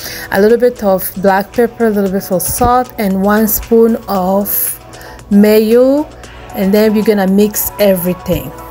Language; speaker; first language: English; non-native, fluent; Lingala